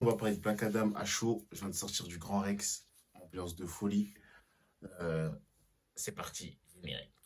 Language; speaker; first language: French; native; French